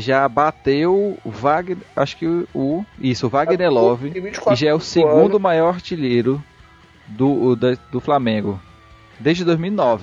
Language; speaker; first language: Portuguese; native; Portuguese